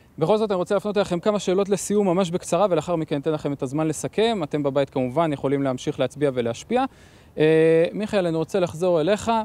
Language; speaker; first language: Hebrew; native; Hebrew